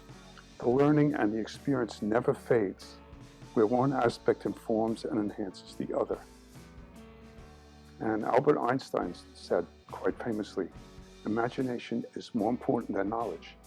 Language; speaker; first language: English; native; English